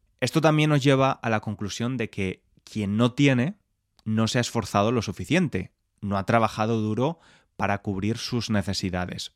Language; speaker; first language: Spanish; native; Spanish